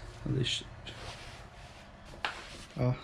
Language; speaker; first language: French; native; French